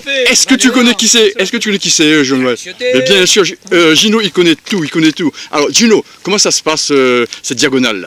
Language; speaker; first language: French; native; French